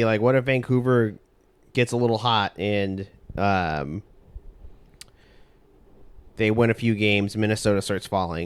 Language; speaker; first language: English; native; English